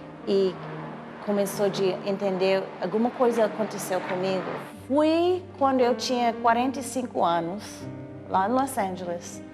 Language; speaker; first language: Portuguese; non-native, learner; English